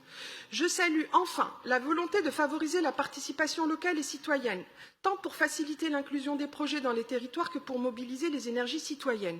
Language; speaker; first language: French; native; French